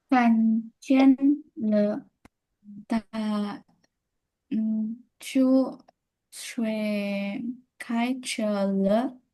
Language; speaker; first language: Chinese; non-native, learner; Indonesian